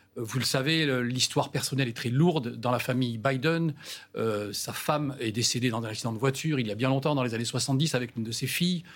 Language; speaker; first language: French; native; French